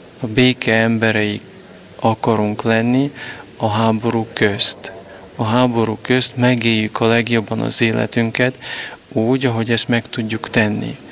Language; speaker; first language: Hungarian; non-native, local second language; Ukrainian